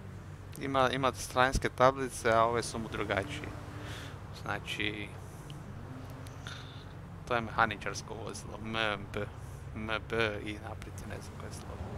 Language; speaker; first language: Serbian; native; Serbian